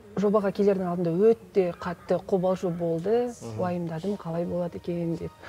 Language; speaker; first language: Kazakh; native; Kazakh